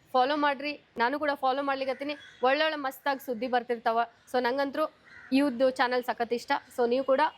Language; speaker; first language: Kannada; native; Kannada